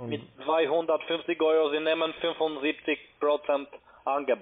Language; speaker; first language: German; non-native, learner; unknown